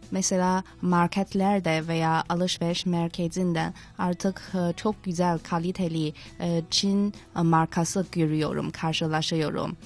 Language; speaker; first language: Turkish; non-native, fluent; Chinese